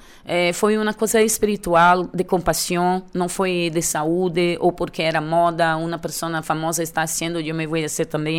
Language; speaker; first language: Spanish; non-native, learner; Portuguese